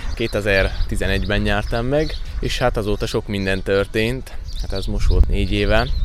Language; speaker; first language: Hungarian; native; Hungarian